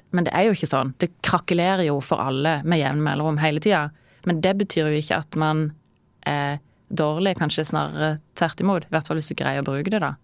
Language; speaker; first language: Norwegian; native; Norwegian